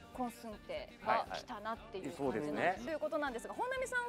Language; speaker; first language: Japanese; native; Japanese